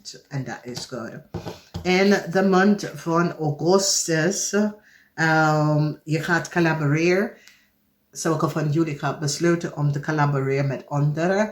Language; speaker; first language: Dutch; non-native, fluent; English